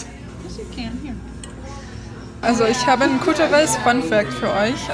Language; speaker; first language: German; non-native, learner; English